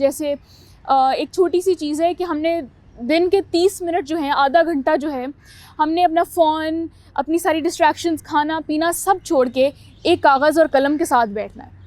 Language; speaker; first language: Urdu; native; Urdu